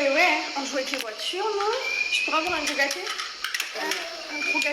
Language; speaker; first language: French; native; French